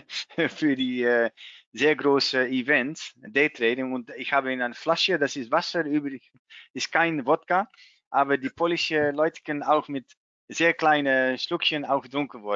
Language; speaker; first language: German; non-native, learner; Dutch